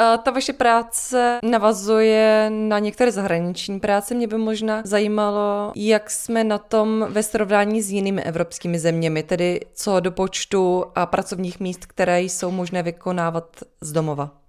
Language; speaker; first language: Czech; native; Czech